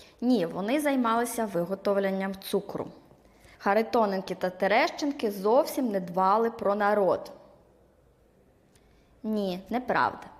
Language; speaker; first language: Ukrainian; native; Ukrainian